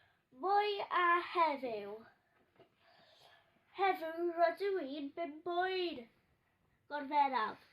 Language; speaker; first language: Welsh; non-native, local second language; English